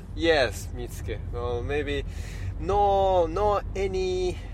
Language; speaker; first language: English; non-native, learner; Japanese